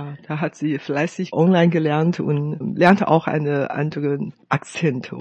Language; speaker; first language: German; non-native, fluent; Hakka Chinese